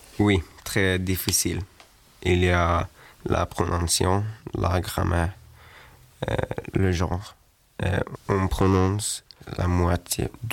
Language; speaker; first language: French; non-native, learner; Swedish